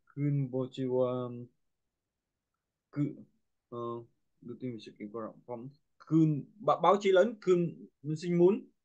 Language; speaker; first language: Korean; non-native, learner; Vietnamese